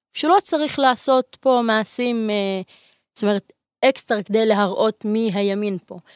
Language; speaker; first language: Hebrew; non-native, local second language; Arabic